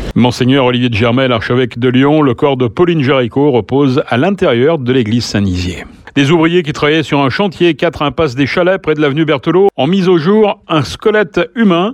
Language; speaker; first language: French; native; French